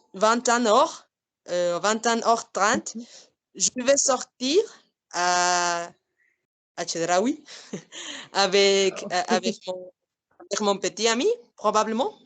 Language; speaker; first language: French; non-native, fluent; Spanish